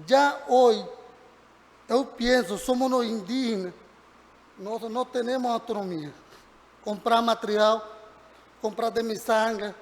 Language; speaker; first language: Portuguese; non-native, learner; Spanish